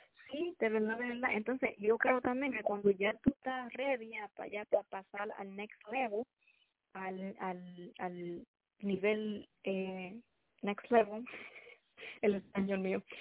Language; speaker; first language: Spanish; native; Spanish